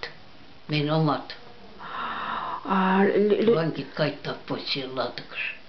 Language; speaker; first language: Finnish; early bilingual, heritage; Finnish